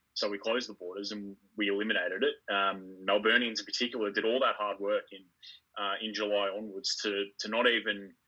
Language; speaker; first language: English; native; English